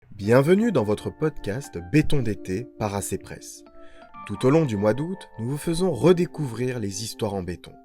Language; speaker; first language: French; native; French